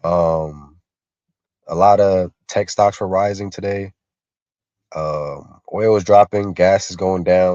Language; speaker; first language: English; native; English